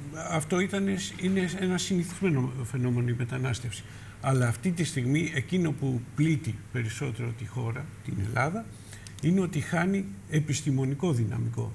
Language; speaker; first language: Greek; native; Greek